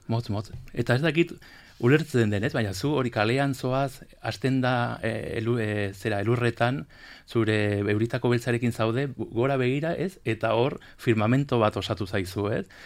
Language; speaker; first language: Basque; non-native, local second language; Spanish